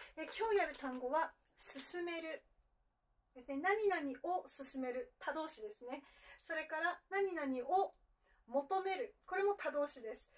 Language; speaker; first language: Japanese; native; Japanese